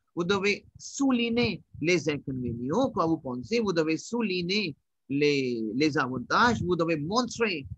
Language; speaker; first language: French; non-native, learner; Hindi